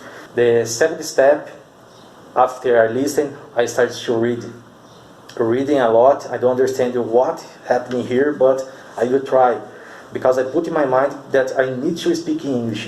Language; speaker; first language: English; non-native, learner; Portuguese